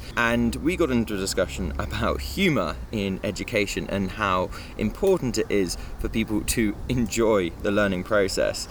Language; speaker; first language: English; native; English